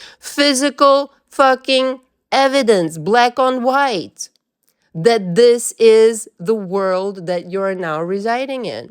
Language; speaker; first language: English; non-native, fluent; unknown